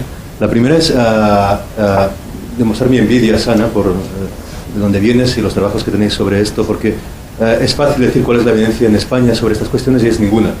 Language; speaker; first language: Spanish; native; Spanish